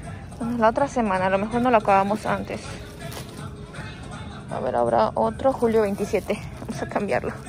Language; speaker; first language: Spanish; native; Spanish